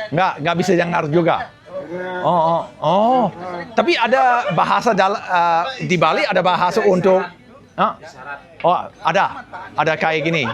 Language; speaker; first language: Indonesian; non-native, learner; English